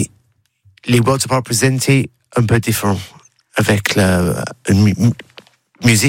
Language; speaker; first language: French; non-native, learner; English